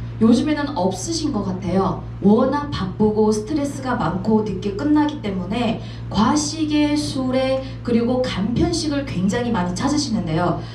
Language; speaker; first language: Korean; native; Korean